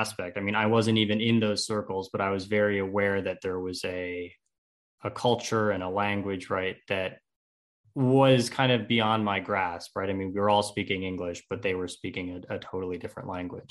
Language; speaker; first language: English; native; English